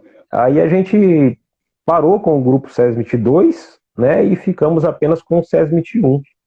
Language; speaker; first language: Portuguese; native; Portuguese